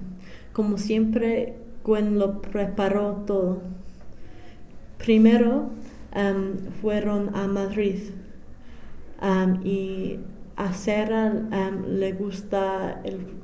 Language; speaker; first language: Spanish; non-native, fluent; English